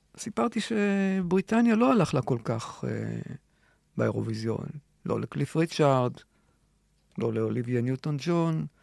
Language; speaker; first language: Hebrew; native; Hebrew